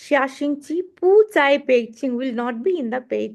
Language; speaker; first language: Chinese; non-native, fluent; Hindi